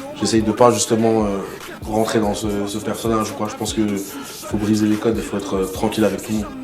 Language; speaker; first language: French; native; French